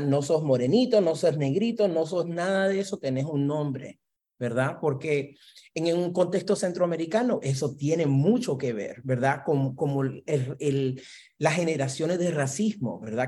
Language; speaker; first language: Spanish; early bilingual, heritage; Spanish